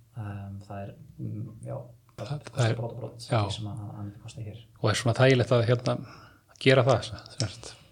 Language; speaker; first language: Icelandic; early bilingual, heritage; Icelandic